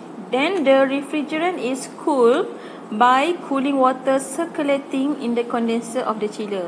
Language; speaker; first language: English; non-native, local second language; Malay